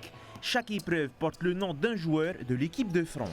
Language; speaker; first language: French; native; French